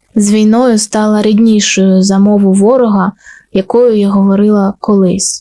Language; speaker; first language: Ukrainian; non-native, local second language; Russian